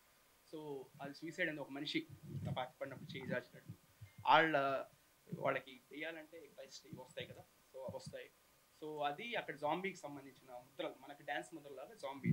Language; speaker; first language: Telugu; native; Telugu